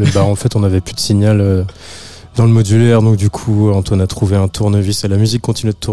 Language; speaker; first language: French; native; French